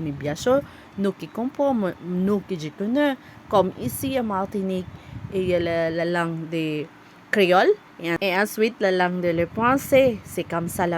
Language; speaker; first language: French; non-native, learner; Cebuano